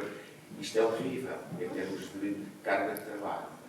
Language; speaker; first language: Portuguese; native; Portuguese